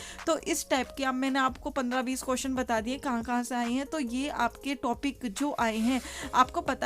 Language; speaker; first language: Hindi; native; Hindi